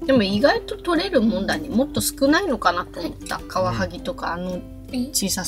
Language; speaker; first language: Japanese; native; Japanese